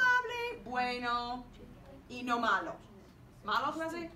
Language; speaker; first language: Spanish; non-native, fluent; English